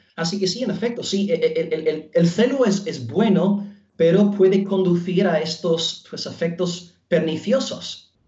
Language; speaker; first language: Spanish; non-native, fluent; English